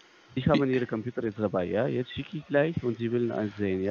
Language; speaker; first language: German; non-native, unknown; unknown